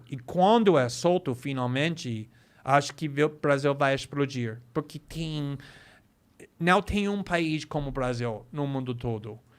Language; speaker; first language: Portuguese; non-native, fluent; English